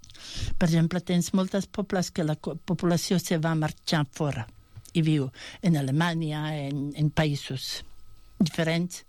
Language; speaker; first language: Catalan; non-native, fluent; Bosnian